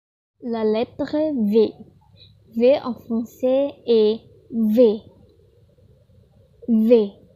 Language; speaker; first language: French; non-native, learner; Indonesian